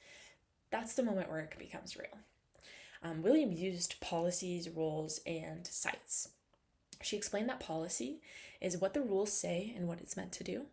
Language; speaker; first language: English; native; English